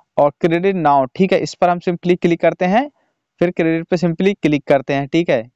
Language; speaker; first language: Hindi; native; Hindi